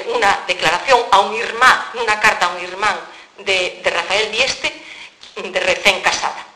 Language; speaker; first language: Spanish; non-native, local second language; Galician